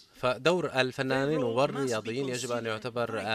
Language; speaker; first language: Arabic; non-native, fluent; Italian